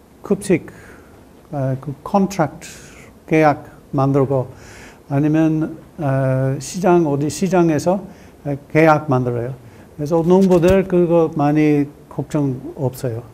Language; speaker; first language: Korean; non-native, learner; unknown